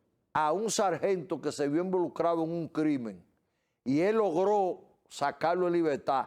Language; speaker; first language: Spanish; native; Spanish